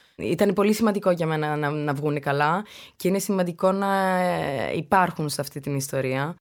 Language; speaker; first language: Greek; early bilingual, heritage; Greek